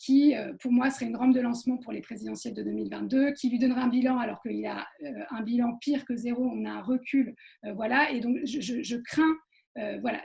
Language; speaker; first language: French; native; French